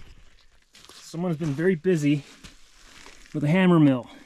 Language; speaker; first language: English; native; English